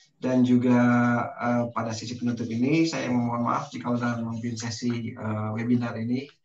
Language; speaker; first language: Indonesian; native; Indonesian